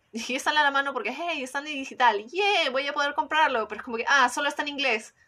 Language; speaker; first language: Spanish; native; Spanish